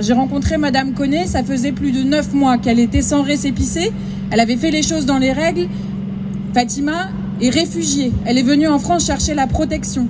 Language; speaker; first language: French; native; French